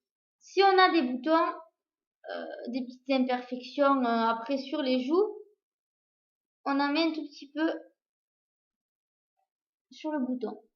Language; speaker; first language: French; native; French